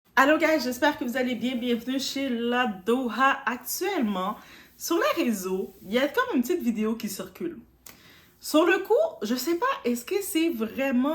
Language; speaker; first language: French; native; French